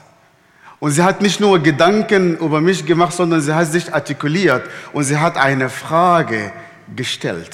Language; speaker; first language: German; non-native, fluent; Arabic